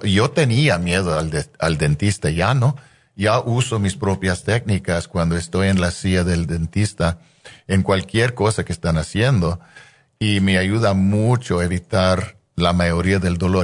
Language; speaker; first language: Spanish; non-native, fluent; English